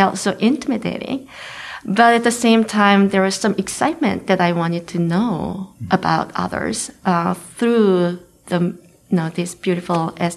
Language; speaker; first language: English; non-native, fluent; Korean